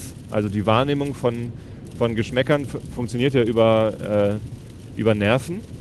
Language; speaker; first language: German; native; German